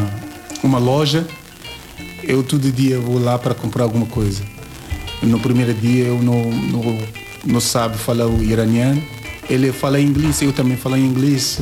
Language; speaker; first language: Portuguese; non-native, learner; Yoruba